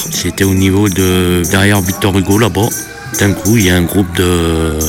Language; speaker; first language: French; native; French